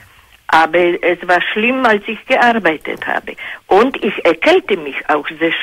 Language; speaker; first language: German; non-native, fluent; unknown